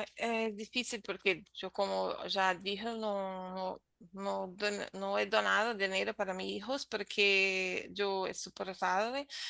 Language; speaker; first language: Spanish; non-native, learner; Portuguese